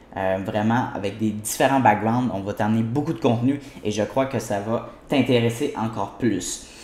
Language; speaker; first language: French; native; French